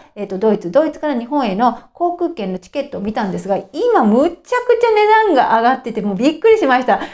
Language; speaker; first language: Japanese; native; Japanese